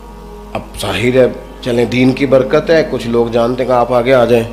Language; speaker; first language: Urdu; non-native, local second language; Punjabi